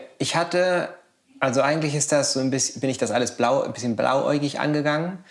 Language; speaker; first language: German; non-native, fluent; Spanish